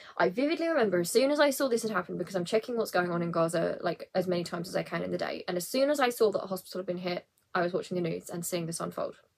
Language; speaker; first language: English; native; English